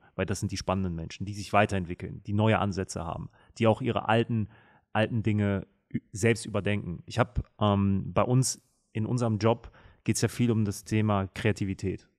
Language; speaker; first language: German; native; German